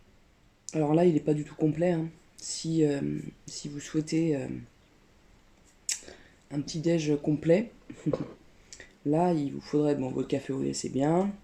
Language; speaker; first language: French; native; French